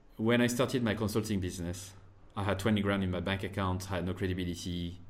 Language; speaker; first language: English; non-native, fluent; French